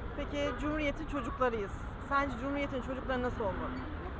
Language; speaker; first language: Turkish; native; Turkish